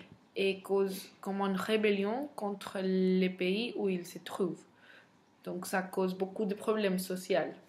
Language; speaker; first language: French; non-native, fluent; Spanish